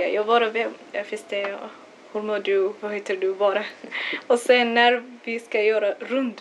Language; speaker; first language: Swedish; non-native, learner; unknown